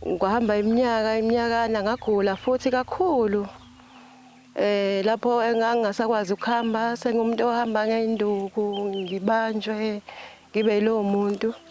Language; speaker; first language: Zulu; native; Zulu